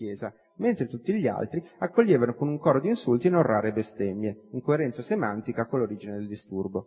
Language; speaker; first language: Italian; native; Italian